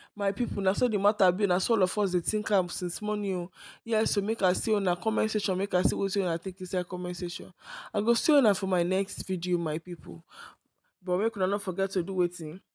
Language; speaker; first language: Nigerian Pidgin; non-native, local second language; Yoruba